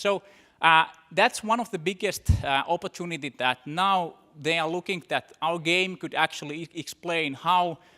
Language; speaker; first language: English; non-native, fluent; Finnish